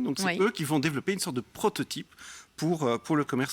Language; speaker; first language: French; native; French